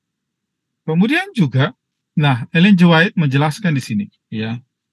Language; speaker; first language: Indonesian; native; Indonesian